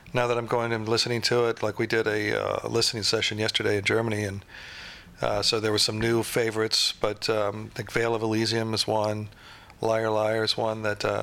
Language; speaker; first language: English; native; English